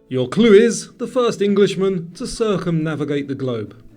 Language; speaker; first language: English; native; English